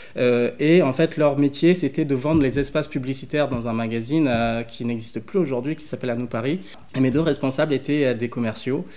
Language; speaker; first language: French; early bilingual, other home language; English